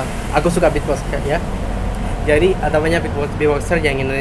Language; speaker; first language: Indonesian; non-native, learner; Spanish